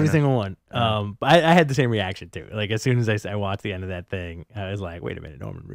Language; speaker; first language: English; native; English